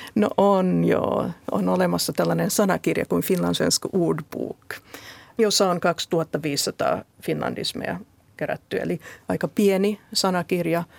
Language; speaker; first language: Finnish; non-native, local second language; Swedish